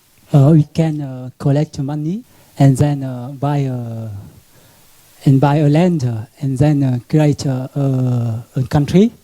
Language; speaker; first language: English; non-native, learner; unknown